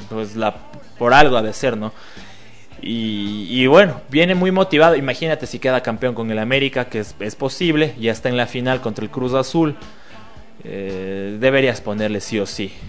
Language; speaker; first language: Spanish; native; Spanish